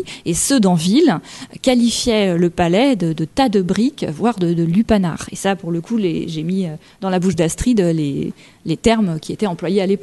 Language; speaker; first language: French; native; French